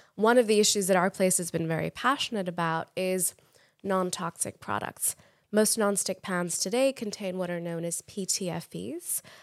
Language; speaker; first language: English; non-native, local second language; Urdu